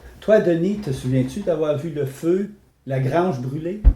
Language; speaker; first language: French; native; French